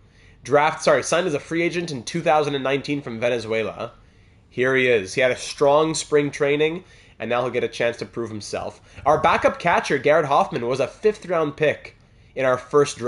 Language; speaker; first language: English; native; English